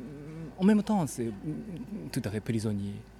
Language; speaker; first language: French; non-native, learner; Japanese